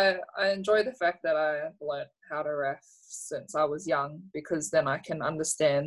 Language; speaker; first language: English; native; English